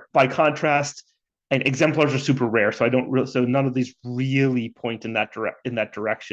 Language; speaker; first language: English; native; English